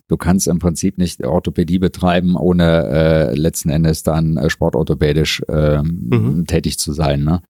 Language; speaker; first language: German; native; German